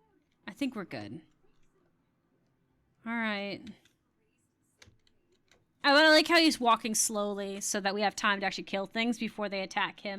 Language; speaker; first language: English; native; English